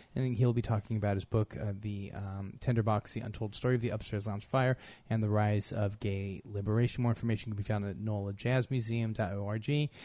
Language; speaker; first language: English; native; English